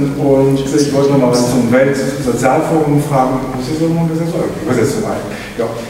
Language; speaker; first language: German; native; German